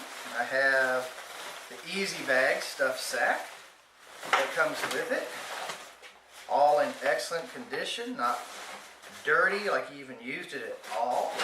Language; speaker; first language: English; native; English